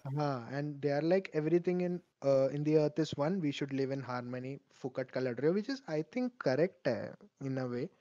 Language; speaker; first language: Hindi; non-native, local second language; Malayalam